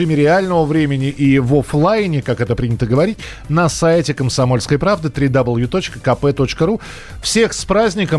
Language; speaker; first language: Russian; native; Russian